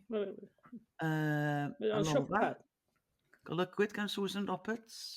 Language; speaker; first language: Welsh; native; Welsh